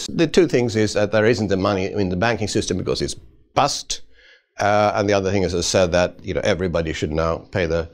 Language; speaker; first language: English; non-native, fluent; Swedish